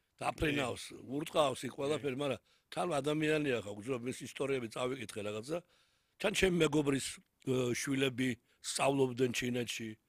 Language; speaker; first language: Georgian; native; Georgian